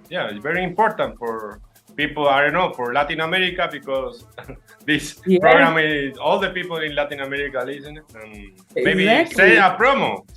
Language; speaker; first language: English; non-native, learner; Spanish